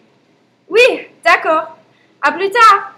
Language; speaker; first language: French; non-native, learner; English